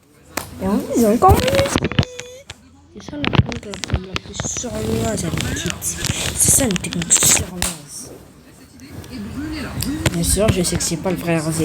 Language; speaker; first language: French; native; French